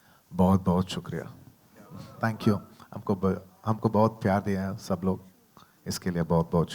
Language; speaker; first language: Hindi; non-native, local second language; Telugu